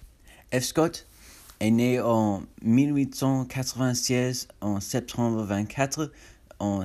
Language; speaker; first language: French; non-native, learner; English